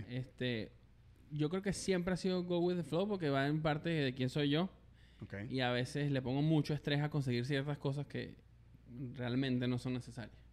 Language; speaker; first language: Spanish; native; Spanish